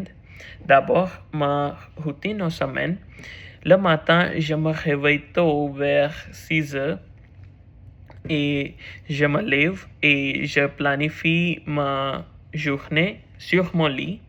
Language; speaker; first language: French; non-native, learner; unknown